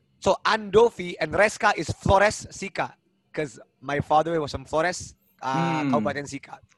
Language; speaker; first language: English; early bilingual, other home language; Indonesian